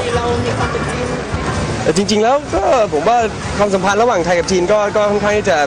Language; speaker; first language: Thai; native; Thai